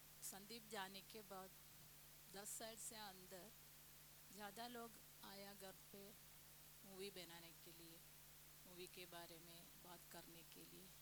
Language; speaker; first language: Hindi; non-native, local second language; Malayalam